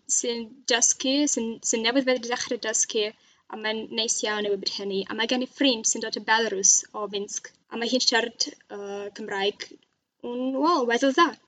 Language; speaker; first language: Welsh; non-native, fluent; Russian